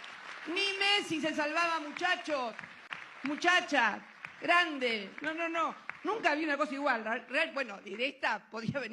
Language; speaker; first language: Spanish; native; Spanish